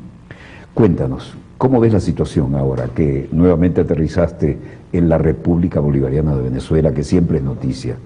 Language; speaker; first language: Spanish; native; Spanish